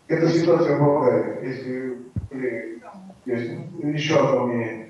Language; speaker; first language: Russian; non-native, fluent; Bulgarian